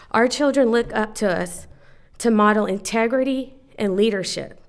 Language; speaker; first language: English; native; English